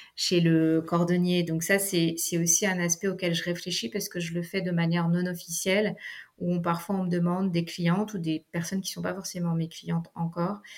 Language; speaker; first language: French; native; French